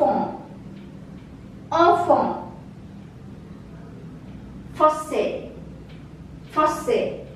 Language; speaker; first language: French; non-native, fluent; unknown